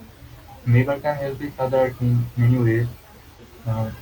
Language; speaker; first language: English; non-native, learner; Bangla